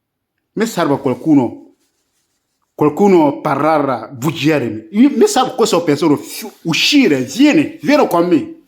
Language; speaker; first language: Italian; non-native, learner; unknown